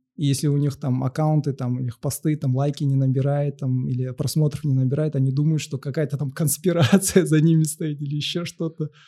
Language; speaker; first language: Russian; native; Russian